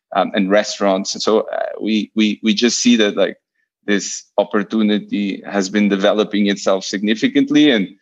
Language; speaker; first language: English; non-native, fluent; Portuguese